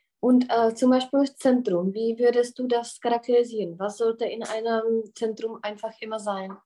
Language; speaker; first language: German; non-native, fluent; Czech